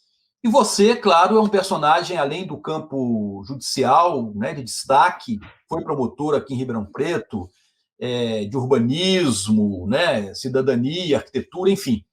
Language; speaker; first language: Portuguese; native; Portuguese